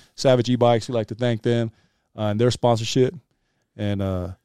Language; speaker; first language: English; native; English